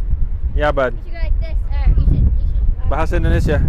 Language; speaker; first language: Indonesian; non-native, fluent; English